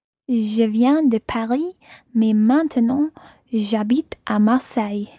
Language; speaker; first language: French; non-native, learner; English